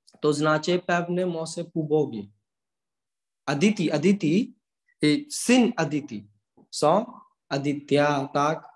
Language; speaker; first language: Polish; non-native, learner; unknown